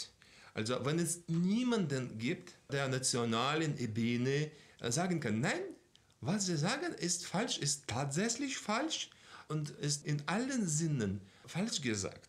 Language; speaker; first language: German; non-native, fluent; Russian